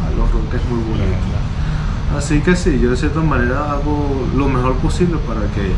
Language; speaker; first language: Spanish; native; Spanish